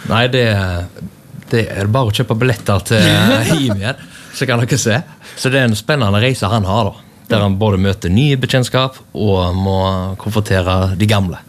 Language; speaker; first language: Norwegian; native; Norwegian